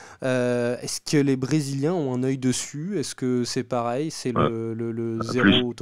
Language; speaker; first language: French; native; French